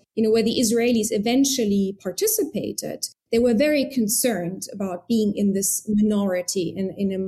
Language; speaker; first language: English; non-native, fluent; German